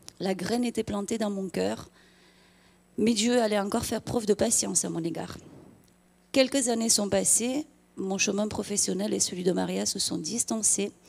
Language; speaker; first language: French; non-native, fluent; Romanian